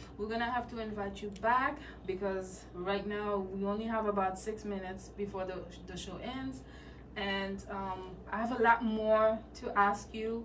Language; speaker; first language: English; non-native, fluent; Haitian Creole